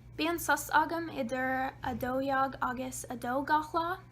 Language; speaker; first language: Irish; non-native, learner; English